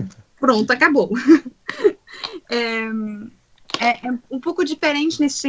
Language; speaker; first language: Portuguese; non-native, fluent; French